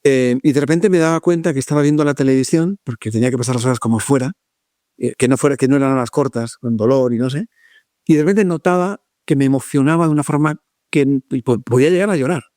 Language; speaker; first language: Spanish; native; Spanish